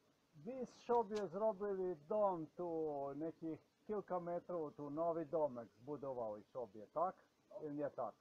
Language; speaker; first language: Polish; non-native, learner; Croatian